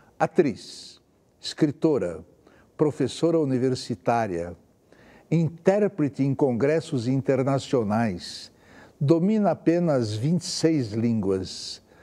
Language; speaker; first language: Portuguese; native; Portuguese